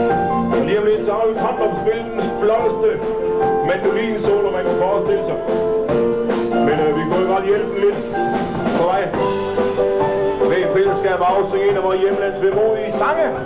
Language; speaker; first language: Danish; native; Danish